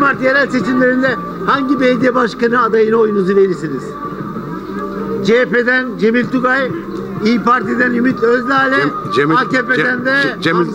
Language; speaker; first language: Turkish; native; Turkish